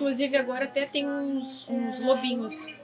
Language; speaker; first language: Portuguese; native; Portuguese